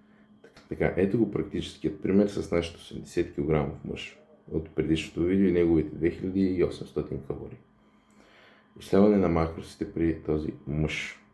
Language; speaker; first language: Bulgarian; native; Bulgarian